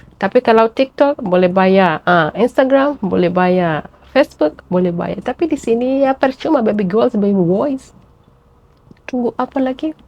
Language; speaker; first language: Malay; non-native, fluent; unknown